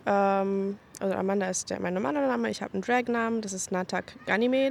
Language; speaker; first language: English; non-native, fluent; German